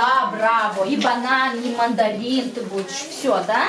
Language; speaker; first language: Russian; non-native, local second language; Romanian